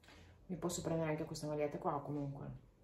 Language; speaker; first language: Italian; non-native, fluent; Lithuanian